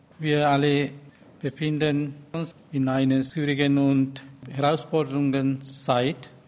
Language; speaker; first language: German; non-native, learner; Sinhala